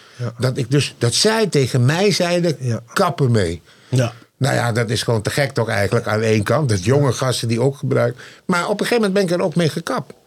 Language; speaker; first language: Dutch; non-native, fluent; Malay